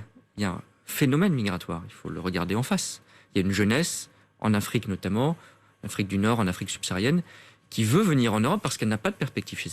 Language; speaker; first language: French; native; French